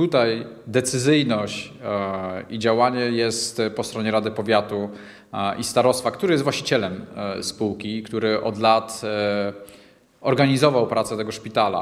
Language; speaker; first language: Polish; native; Polish